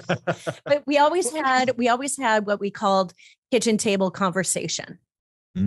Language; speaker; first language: English; native; English